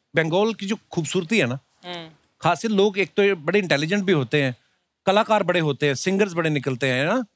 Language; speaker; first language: Hindi; native; Hindi